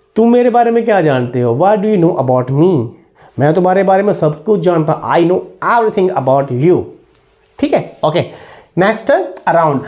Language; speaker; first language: Hindi; native; Hindi